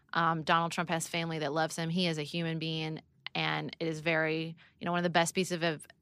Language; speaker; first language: English; native; English